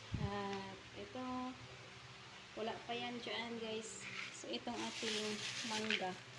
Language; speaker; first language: Filipino; non-native, local second language; Cebuano